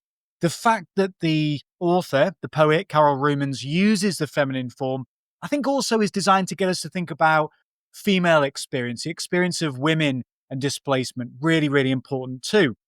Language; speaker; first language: English; native; English